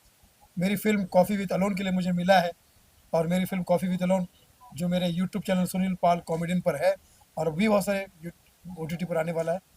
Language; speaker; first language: Hindi; native; Hindi